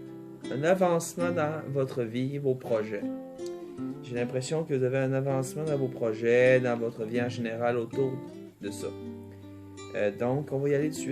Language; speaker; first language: French; native; French